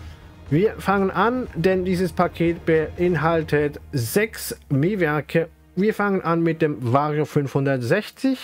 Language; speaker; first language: German; native; German